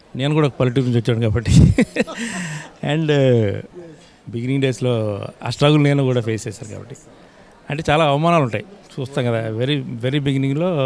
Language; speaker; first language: Telugu; native; Telugu